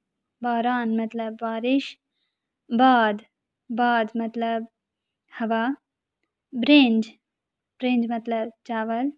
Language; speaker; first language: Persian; non-native, fluent; Urdu